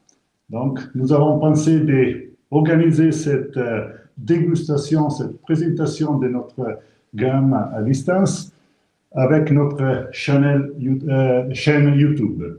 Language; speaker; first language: French; non-native, local second language; Italian